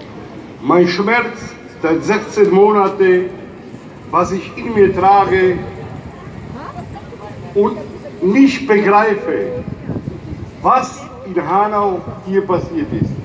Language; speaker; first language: German; non-native, fluent; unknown